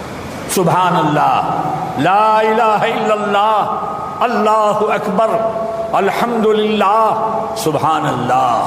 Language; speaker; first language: Urdu; native; Urdu